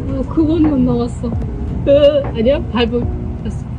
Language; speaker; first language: Korean; non-native, learner; Persian